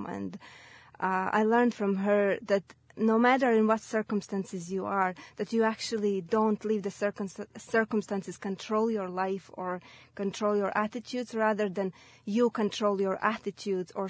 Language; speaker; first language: English; non-native, fluent; Latvian